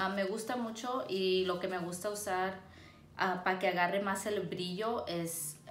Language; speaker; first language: Spanish; early bilingual, heritage; Spanish